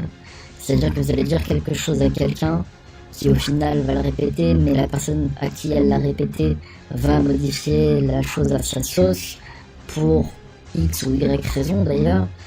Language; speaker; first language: French; native; French